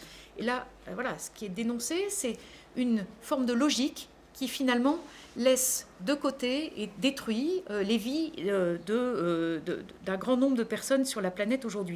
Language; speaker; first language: French; native; French